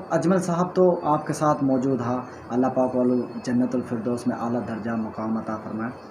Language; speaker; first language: Urdu; non-native, local second language; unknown